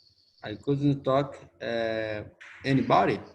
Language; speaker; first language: English; non-native, learner; Portuguese